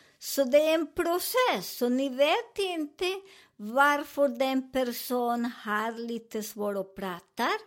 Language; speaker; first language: Swedish; non-native, learner; Spanish